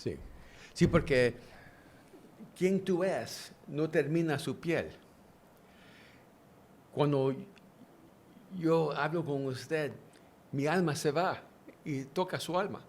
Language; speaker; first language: Spanish; early bilingual, heritage; English